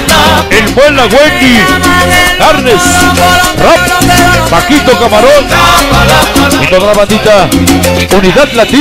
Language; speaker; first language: Spanish; native; Spanish